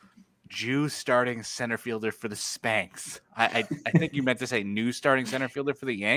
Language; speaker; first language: English; native; English